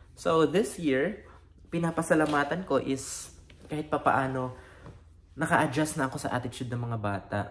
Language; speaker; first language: Filipino; native; Filipino